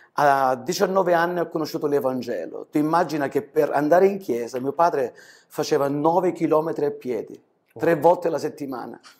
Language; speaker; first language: Italian; native; Italian